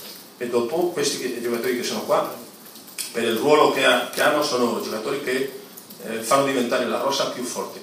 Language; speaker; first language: Italian; non-native, fluent; Spanish